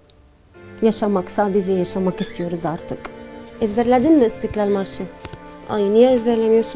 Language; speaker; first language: Turkish; non-native, learner; Arabic